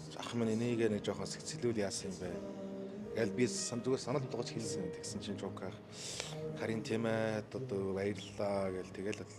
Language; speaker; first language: Mongolian; native; Mongolian